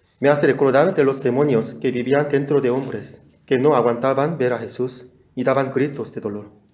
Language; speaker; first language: Spanish; non-native, fluent; Korean